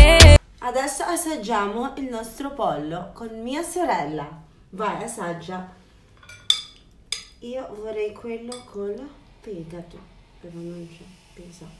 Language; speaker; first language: Italian; early bilingual, other home language; Filipino